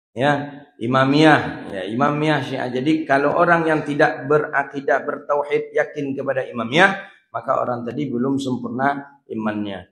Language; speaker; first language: Malay; native; Malay